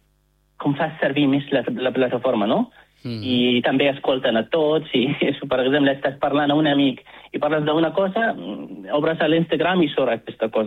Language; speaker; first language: Catalan; non-native, fluent; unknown